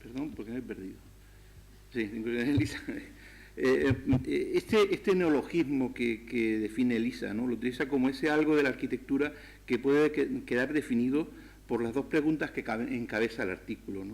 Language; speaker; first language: Spanish; native; Spanish